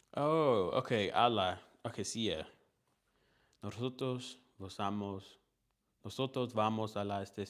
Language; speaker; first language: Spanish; non-native, learner; English